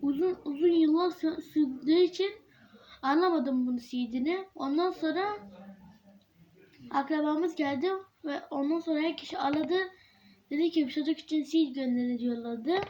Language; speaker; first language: Turkish; early bilingual, heritage; Turkish